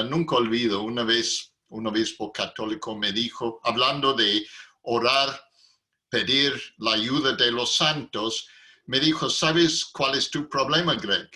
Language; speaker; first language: Spanish; non-native, fluent; English